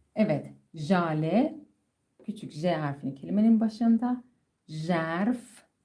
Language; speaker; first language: Turkish; non-native, fluent; Persian